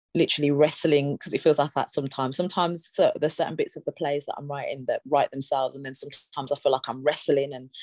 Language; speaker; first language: English; native; English